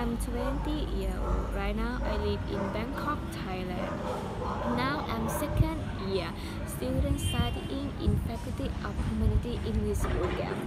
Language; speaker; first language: English; non-native, learner; Thai